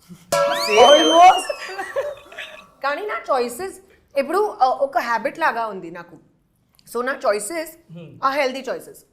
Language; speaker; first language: Telugu; non-native, learner; Hindi